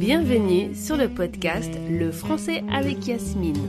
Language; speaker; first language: French; native; French